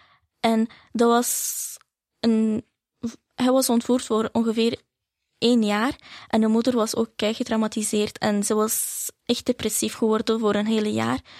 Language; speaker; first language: Dutch; early bilingual, other home language; Arabic